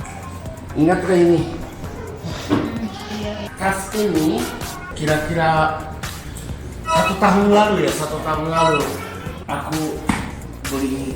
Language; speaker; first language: Indonesian; non-native, fluent; Japanese